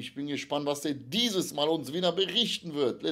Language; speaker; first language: German; native; German